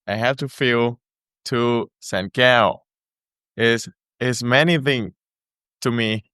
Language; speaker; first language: English; non-native, learner; Thai